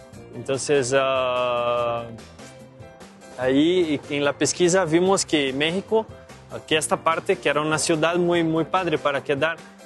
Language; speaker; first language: Spanish; non-native, learner; Portuguese